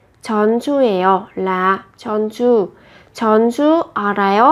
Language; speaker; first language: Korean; non-native, fluent; Vietnamese